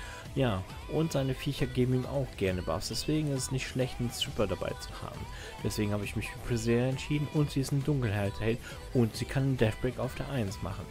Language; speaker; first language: German; native; German